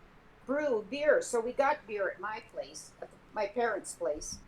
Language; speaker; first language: English; native; English